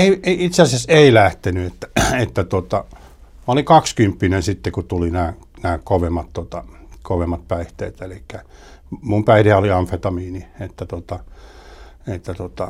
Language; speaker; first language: Finnish; early bilingual, heritage; Finnish